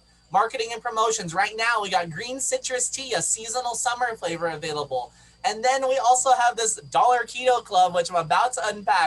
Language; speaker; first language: English; native; English